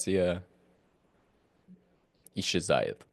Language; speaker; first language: Russian; non-native, fluent; English